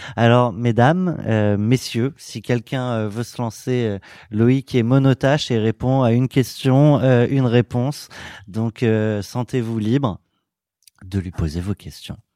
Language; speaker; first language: French; native; French